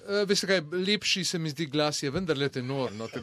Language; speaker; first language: Slovenian; native; Slovenian